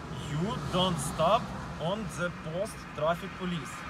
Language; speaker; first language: English; non-native, learner; Ukrainian